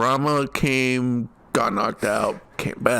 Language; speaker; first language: English; native; English